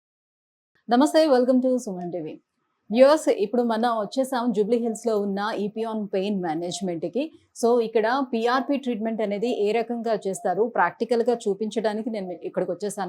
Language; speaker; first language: Telugu; native; Telugu